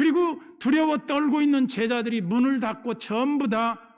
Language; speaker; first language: Korean; native; Korean